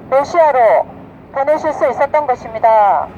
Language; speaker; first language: Korean; native; Korean